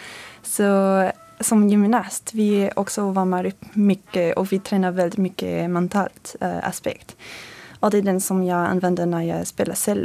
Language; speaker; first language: Swedish; non-native, fluent; French